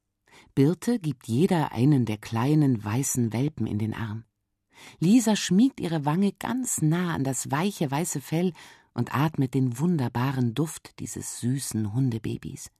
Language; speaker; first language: German; native; German